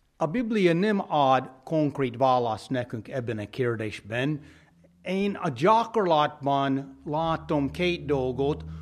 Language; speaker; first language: Hungarian; non-native, fluent; English